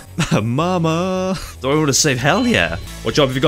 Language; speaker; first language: English; native; English